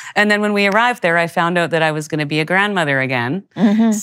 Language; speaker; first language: English; native; English